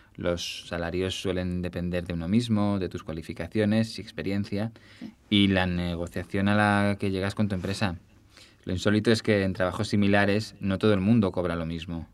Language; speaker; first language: Spanish; native; Spanish